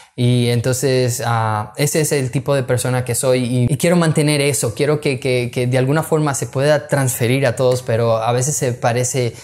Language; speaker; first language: Spanish; native; Spanish